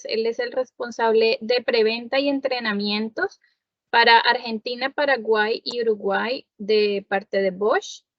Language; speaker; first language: Spanish; native; Spanish